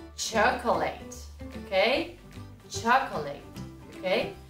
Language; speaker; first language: English; non-native, fluent; Spanish